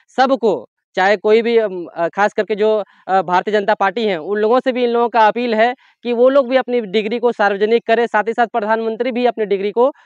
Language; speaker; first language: Hindi; native; Hindi